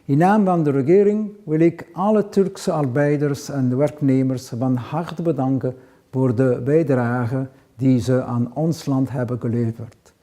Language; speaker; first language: Dutch; non-native, local second language; Italian